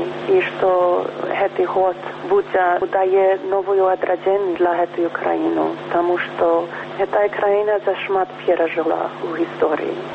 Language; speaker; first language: Belarusian; early bilingual, heritage; Belarusian